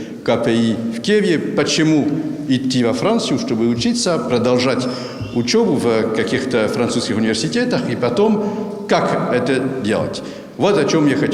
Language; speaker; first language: Russian; non-native, fluent; French